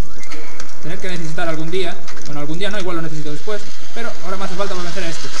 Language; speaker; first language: Spanish; native; Spanish